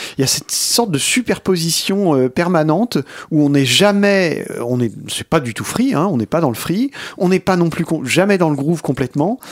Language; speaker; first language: French; native; French